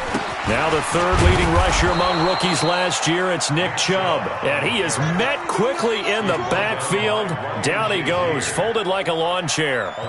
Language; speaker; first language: English; native; English